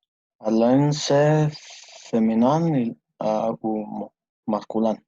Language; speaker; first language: French; non-native, learner; Spanish